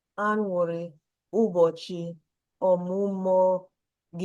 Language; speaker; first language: Igbo; non-native, learner; English